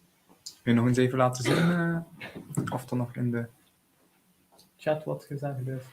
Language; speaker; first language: Dutch; native; Dutch